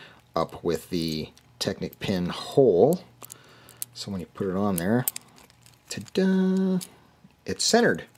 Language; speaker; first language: English; native; English